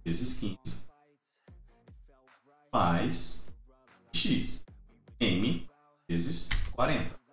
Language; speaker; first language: Portuguese; native; Portuguese